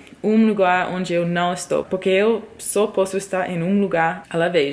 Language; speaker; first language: Portuguese; non-native, fluent; English